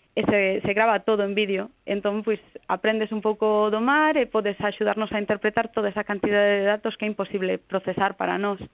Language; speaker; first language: Galician; non-native, local second language; Spanish